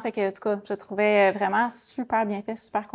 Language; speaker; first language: French; native; French